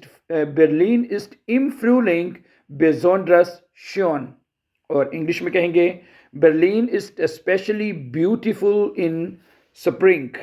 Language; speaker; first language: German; non-native, fluent; Urdu